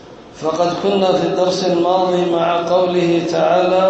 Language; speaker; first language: Arabic; native; Arabic